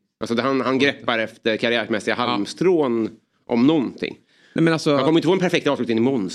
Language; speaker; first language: Swedish; native; Swedish